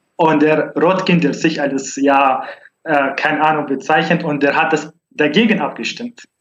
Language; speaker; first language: German; non-native, learner; Arabic